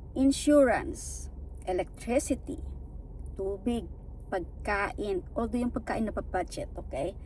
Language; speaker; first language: Filipino; non-native, local second language; Hiligaynon